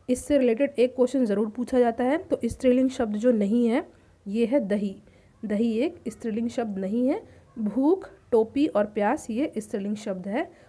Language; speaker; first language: Hindi; native; Hindi